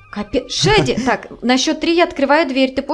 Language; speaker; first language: Russian; native; Russian